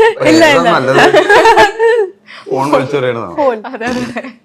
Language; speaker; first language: Malayalam; native; Malayalam